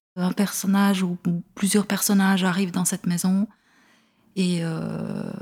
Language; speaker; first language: French; native; French